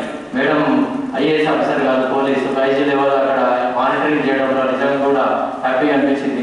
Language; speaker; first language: Telugu; native; Telugu